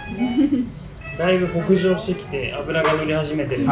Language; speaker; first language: Japanese; native; Japanese